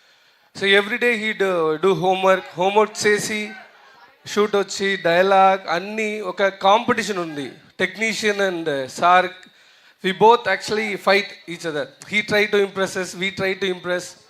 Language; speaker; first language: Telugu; non-native, learner; Tamil